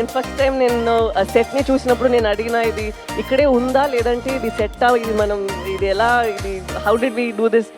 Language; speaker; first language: Telugu; non-native, fluent; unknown